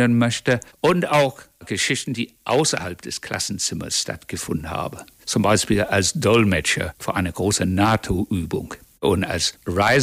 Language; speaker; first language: German; non-native, fluent; English